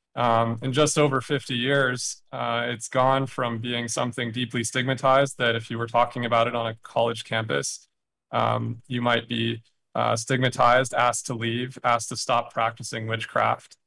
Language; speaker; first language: English; native; English